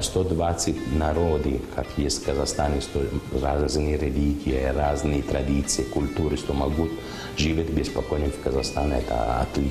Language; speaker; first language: Russian; non-native, learner; Italian